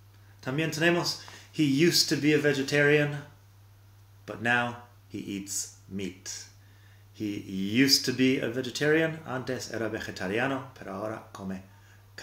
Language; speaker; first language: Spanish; non-native, fluent; English